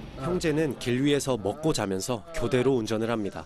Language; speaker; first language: Korean; native; Korean